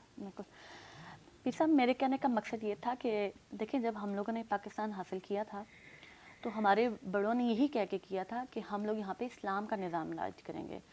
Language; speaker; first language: Urdu; non-native, local second language; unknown